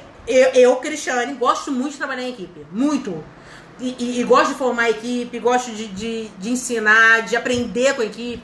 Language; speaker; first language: Portuguese; native; Portuguese